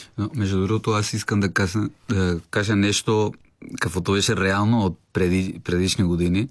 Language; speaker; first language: Bulgarian; non-native, learner; Spanish